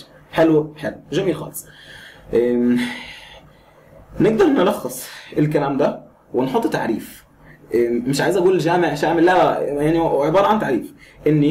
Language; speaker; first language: Arabic; native; Arabic